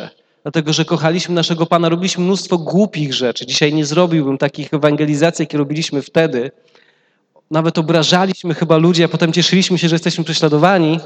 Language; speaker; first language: Polish; native; Polish